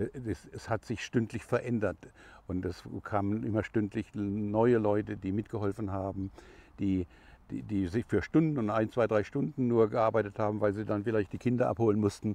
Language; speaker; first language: German; non-native, fluent; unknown